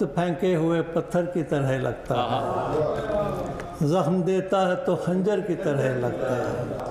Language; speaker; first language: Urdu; non-native, local second language; Punjabi